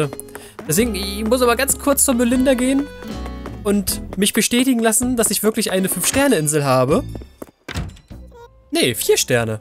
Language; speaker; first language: German; native; German